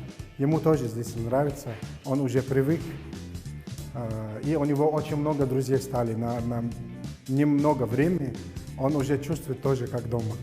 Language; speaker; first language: Russian; non-native, learner; Arabic